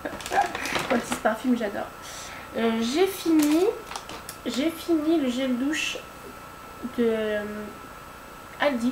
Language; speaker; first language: French; native; French